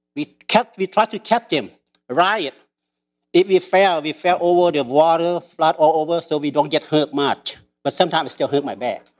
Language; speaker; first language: English; early bilingual, other home language; Lao